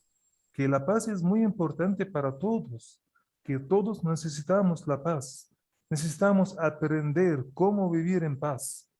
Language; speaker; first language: Spanish; non-native, fluent; Arabic